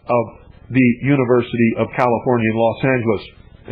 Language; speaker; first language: English; native; English